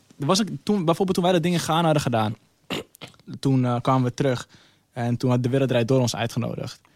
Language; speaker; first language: Dutch; early bilingual, other home language; Somali